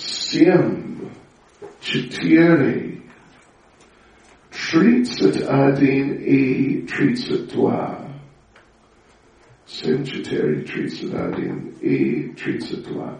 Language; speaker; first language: Russian; non-native, learner; English